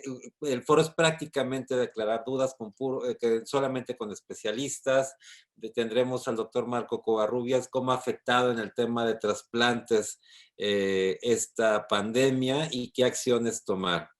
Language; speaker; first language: Spanish; native; Spanish